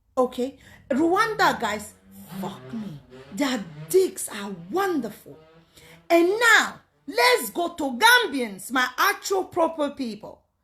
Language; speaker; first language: Nigerian Pidgin; native; Nigerian Pidgin